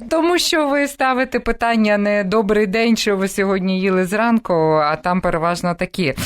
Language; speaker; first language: Ukrainian; native; Ukrainian